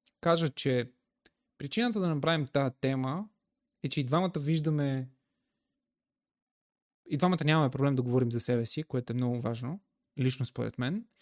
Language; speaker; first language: Bulgarian; native; Bulgarian